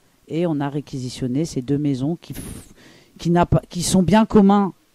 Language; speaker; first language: French; native; French